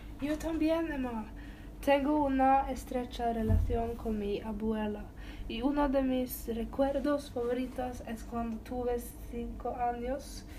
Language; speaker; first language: Spanish; non-native, learner; Norwegian